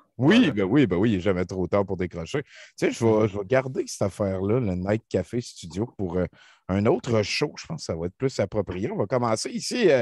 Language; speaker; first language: French; native; French